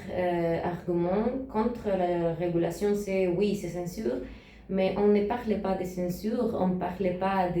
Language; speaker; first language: French; non-native, learner; Spanish